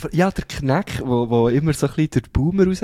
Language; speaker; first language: German; native; German